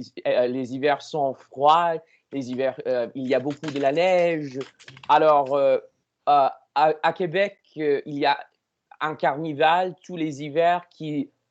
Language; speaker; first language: French; non-native, learner; English